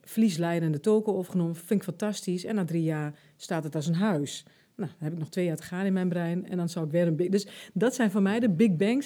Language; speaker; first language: Dutch; early bilingual, other home language; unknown